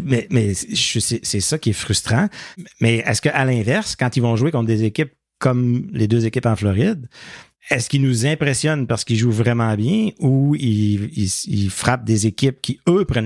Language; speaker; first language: French; native; French